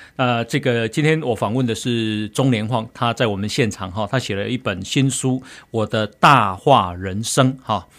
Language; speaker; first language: Chinese; native; Chinese